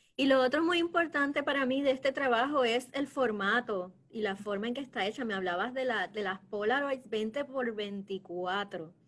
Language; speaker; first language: Spanish; native; Spanish